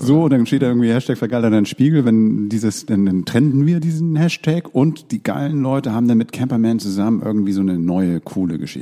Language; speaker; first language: German; native; German